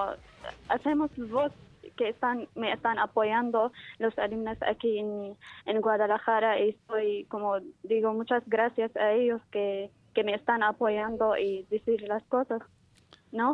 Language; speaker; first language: Spanish; non-native, learner; Kurdish